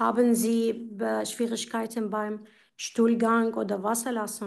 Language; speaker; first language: German; non-native, fluent; Arabic